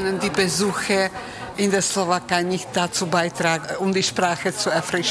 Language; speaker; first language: German; non-native, fluent; Czech